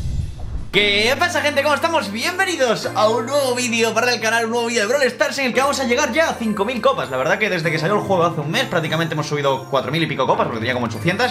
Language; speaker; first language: Spanish; native; Spanish